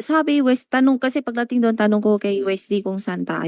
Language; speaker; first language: Filipino; non-native, learner; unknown